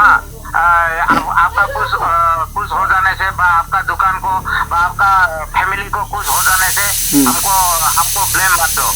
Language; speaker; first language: Hindi; non-native, local second language; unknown